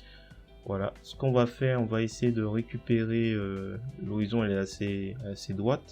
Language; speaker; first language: French; native; French